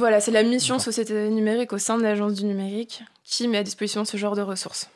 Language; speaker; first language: French; native; French